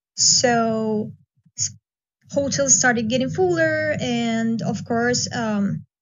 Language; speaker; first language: English; non-native, fluent; Spanish